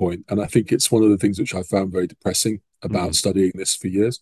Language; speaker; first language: English; native; English